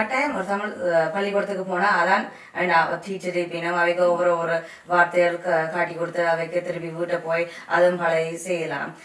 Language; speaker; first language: Tamil; early bilingual, heritage; Tamil